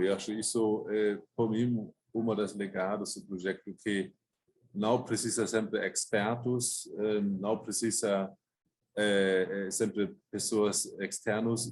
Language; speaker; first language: Portuguese; non-native, fluent; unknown